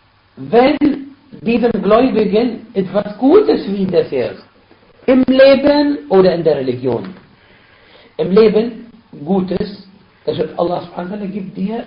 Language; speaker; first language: German; non-native, fluent; Arabic